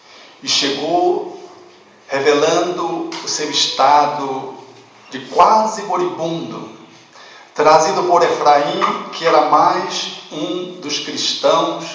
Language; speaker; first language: Portuguese; native; Portuguese